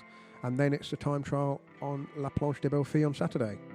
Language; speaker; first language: English; native; English